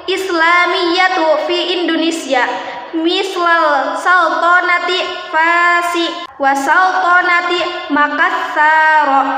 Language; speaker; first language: Arabic; non-native, learner; Indonesian